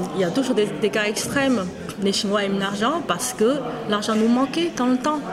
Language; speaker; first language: French; non-native, fluent; Chinese